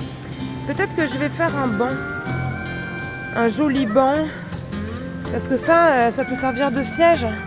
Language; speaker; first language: French; native; French